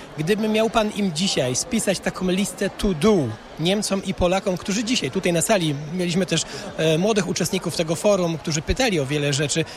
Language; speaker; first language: Polish; native; Polish